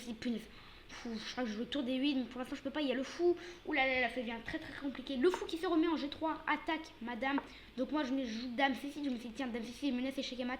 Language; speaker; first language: French; native; French